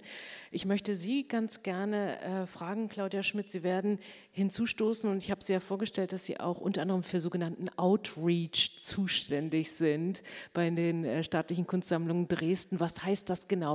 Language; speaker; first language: German; native; German